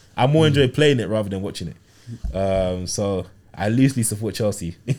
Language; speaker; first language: English; early bilingual, other home language; Yoruba